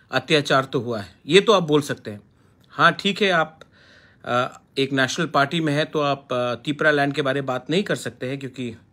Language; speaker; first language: Hindi; non-native, local second language; Kok Borok